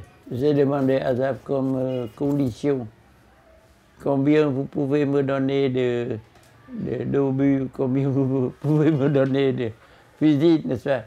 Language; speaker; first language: French; non-native, local second language; Vietnamese